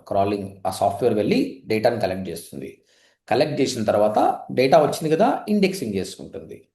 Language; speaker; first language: Telugu; native; Telugu